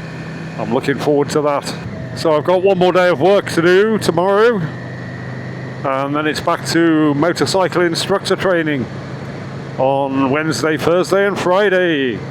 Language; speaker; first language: English; native; English